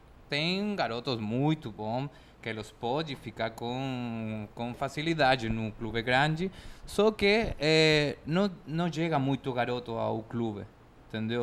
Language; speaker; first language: Portuguese; non-native, fluent; Spanish